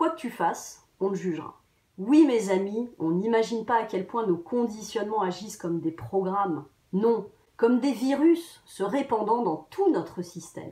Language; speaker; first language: French; native; French